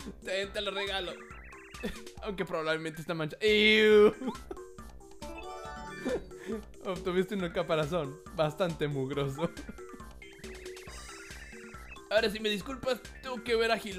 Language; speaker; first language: Spanish; native; Spanish